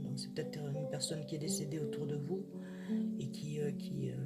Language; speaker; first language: French; native; French